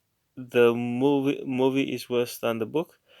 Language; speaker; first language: English; non-native, fluent; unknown